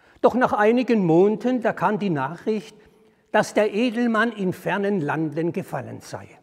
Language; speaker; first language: German; native; German